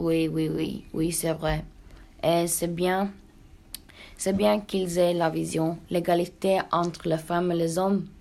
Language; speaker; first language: French; non-native, learner; Norwegian